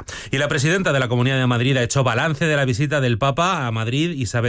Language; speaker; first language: Spanish; native; Spanish